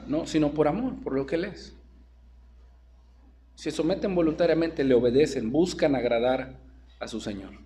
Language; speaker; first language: Spanish; native; Spanish